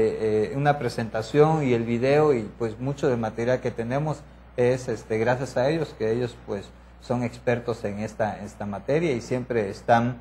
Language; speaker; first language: Spanish; native; Spanish